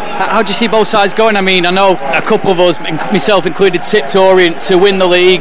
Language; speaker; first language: English; native; English